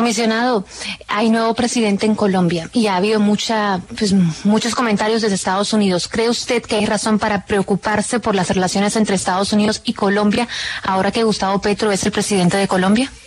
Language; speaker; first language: Spanish; native; Spanish